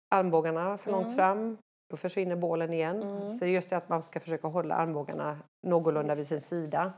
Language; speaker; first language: Swedish; native; Swedish